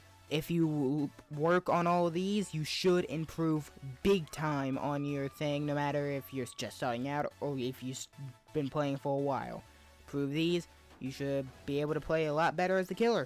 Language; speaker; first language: English; native; English